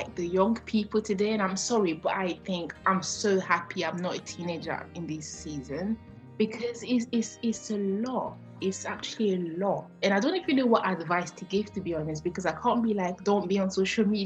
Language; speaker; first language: English; non-native, fluent; French